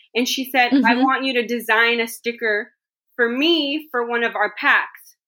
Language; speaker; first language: English; native; English